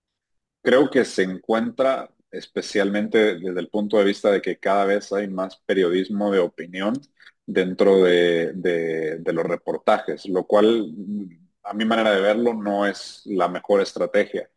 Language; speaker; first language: Spanish; native; Spanish